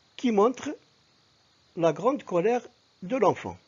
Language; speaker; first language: French; non-native, local second language; Arabic